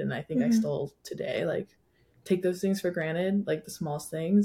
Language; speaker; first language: English; native; English